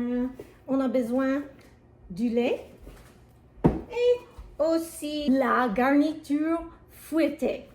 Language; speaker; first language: French; non-native, learner; English